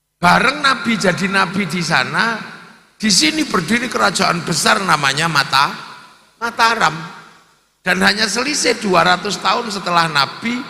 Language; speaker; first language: Indonesian; non-native, local second language; Javanese